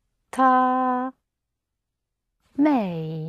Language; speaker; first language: Chinese; non-native, learner; English